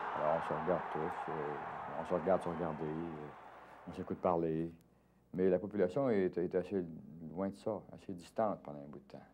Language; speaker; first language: French; native; French